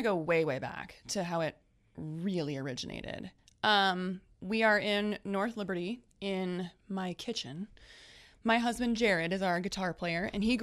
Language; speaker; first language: English; native; English